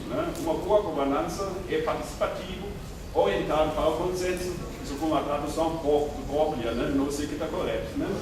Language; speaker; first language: Portuguese; non-native, fluent; German